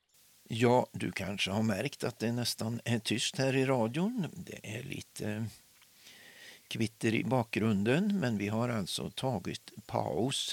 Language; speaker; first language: Swedish; native; Swedish